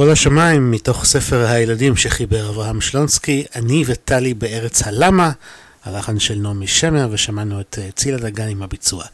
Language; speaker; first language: Hebrew; native; Hebrew